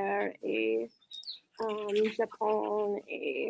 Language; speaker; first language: French; non-native, learner; English